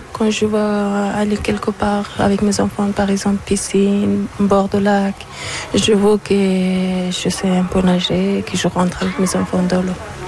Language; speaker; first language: French; non-native, learner; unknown